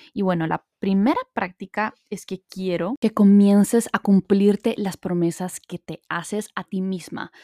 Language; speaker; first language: Spanish; early bilingual, heritage; Spanish